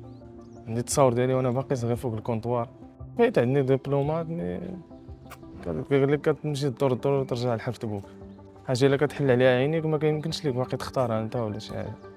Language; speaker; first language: Arabic; native; Arabic